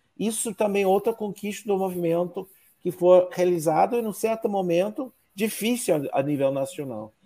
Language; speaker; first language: Portuguese; non-native, fluent; English